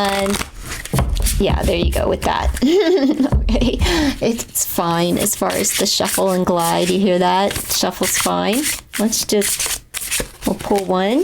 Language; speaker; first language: English; native; English